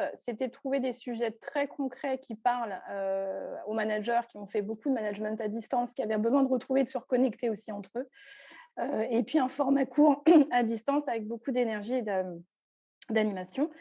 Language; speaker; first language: French; native; French